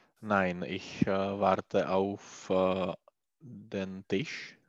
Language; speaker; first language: German; non-native, learner; Czech